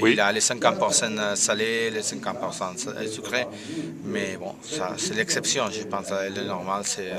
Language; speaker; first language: French; non-native, learner; Spanish